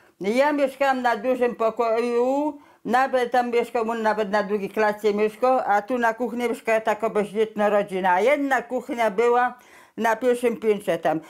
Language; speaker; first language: Polish; native; Polish